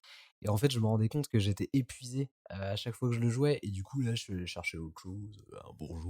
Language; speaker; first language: French; native; French